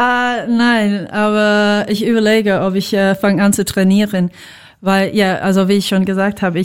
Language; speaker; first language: German; non-native, fluent; English